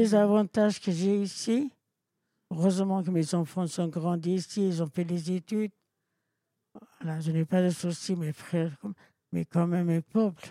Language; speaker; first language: French; non-native, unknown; Persian